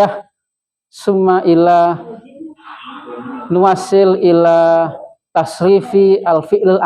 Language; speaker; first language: Arabic; non-native, fluent; Indonesian